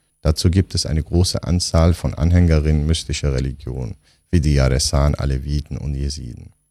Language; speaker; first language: German; non-native, fluent; Kurdish